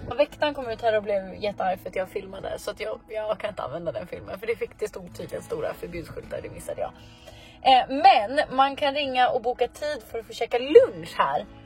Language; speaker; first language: Swedish; native; Swedish